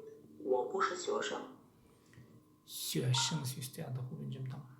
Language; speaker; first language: Chinese; non-native, learner; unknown